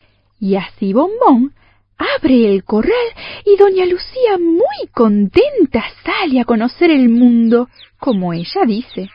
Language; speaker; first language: Spanish; native; Spanish